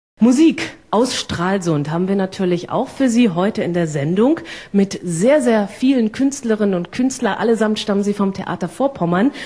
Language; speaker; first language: German; native; German